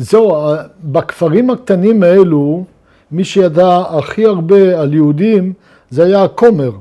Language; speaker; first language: Hebrew; non-native, fluent; Luxembourgish